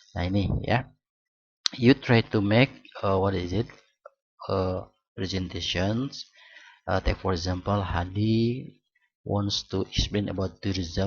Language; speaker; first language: English; non-native, learner; Indonesian